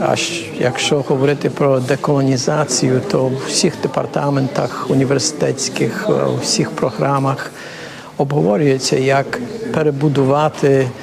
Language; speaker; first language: Ukrainian; early bilingual, heritage; Ukrainian